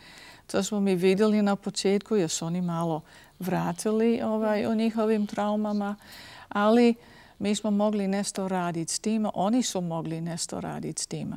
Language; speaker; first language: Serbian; non-native, fluent; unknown